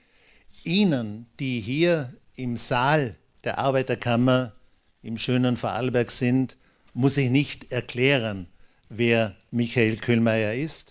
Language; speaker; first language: German; native; German